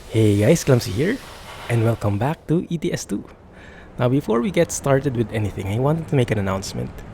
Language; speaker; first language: English; non-native, local second language; Filipino